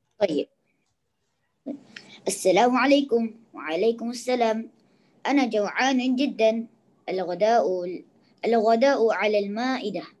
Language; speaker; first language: Arabic; non-native, learner; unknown